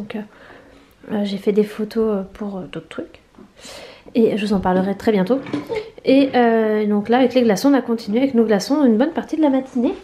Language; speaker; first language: French; native; French